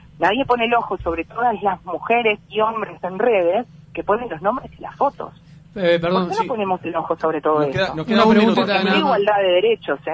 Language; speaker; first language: Spanish; native; Spanish